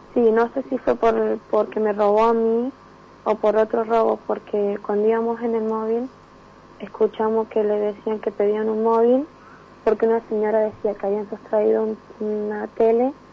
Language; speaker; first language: Spanish; native; Spanish